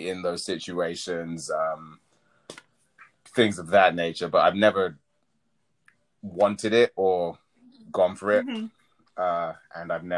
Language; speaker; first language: English; native; English